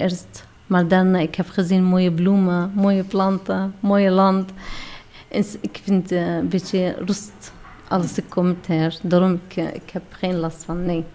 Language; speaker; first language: Dutch; non-native, learner; Arabic